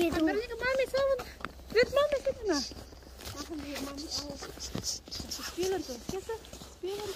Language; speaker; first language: German; early bilingual, other home language; Indonesian